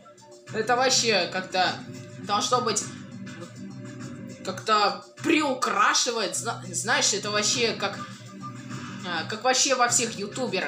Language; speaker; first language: Russian; native; Russian